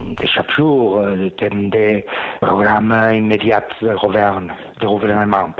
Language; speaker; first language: French; non-native, learner; Catalan